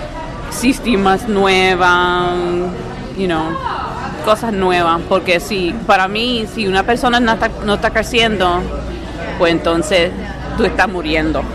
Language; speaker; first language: Spanish; early bilingual, heritage; English